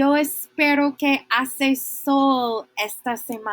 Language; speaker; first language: Spanish; non-native, fluent; English